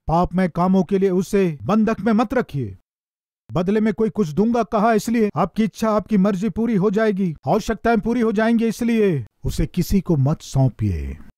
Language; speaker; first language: Hindi; non-native, local second language; Telugu